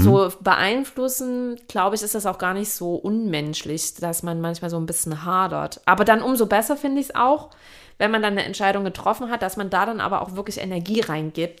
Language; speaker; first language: German; native; German